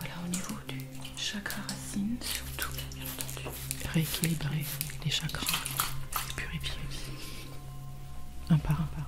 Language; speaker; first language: French; native; French